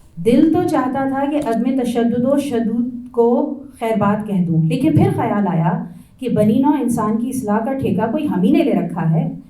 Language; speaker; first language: Urdu; native; Urdu